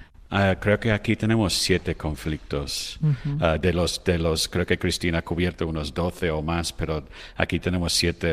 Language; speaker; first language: Spanish; non-native, fluent; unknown